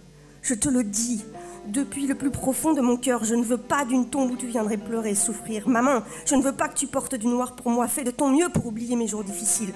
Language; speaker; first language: French; native; French